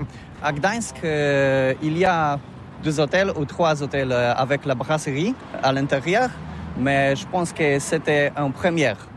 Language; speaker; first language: French; non-native, learner; Polish